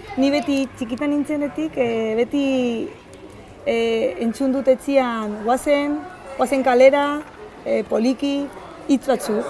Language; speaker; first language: Basque; non-native, local second language; Spanish